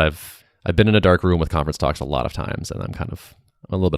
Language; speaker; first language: English; native; English